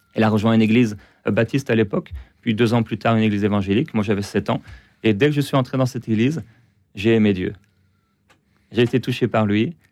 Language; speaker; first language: French; native; French